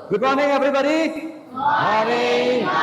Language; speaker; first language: English; non-native, fluent; Indonesian